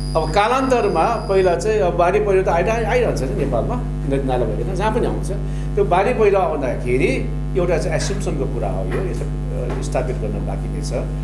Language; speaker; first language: Nepali; non-native, local second language; Limburgish